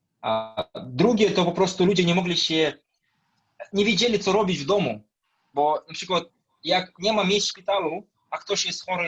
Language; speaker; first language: Polish; non-native, fluent; Russian